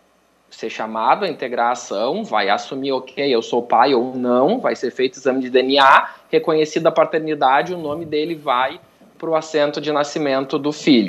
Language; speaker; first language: Portuguese; native; Portuguese